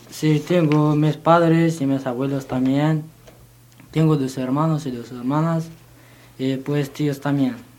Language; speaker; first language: Spanish; non-native, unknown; Berber languages